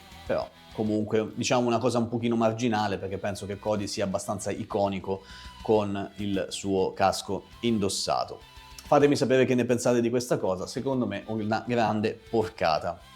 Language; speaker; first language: Italian; native; Italian